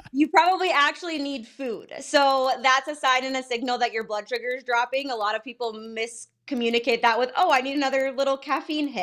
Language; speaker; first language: English; native; English